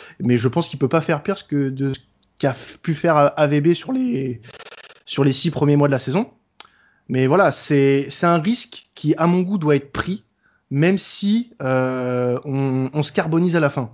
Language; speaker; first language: French; native; French